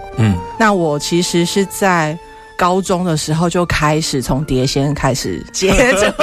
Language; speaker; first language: Chinese; native; Chinese